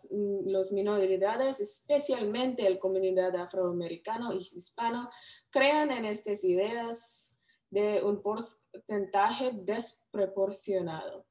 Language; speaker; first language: Spanish; non-native, learner; English